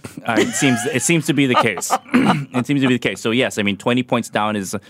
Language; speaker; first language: English; non-native, local second language; Filipino